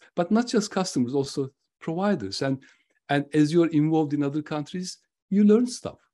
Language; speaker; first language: English; non-native, fluent; Turkish